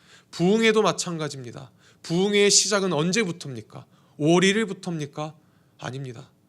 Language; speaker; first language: Korean; native; Korean